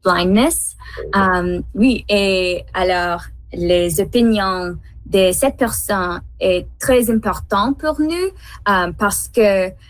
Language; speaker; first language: French; non-native, learner; English